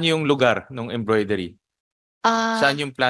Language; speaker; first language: Filipino; native; Filipino